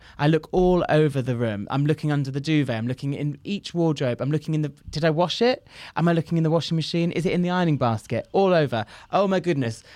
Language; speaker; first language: English; native; English